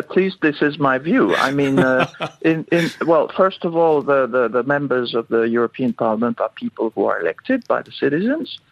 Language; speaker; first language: English; non-native, fluent; French